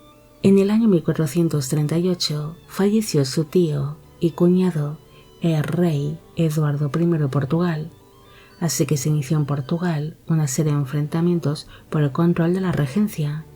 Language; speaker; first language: Spanish; native; Spanish